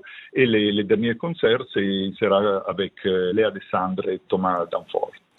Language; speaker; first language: French; non-native, fluent; Italian